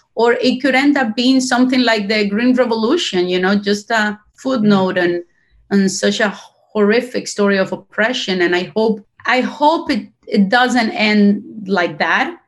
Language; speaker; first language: English; non-native, fluent; Spanish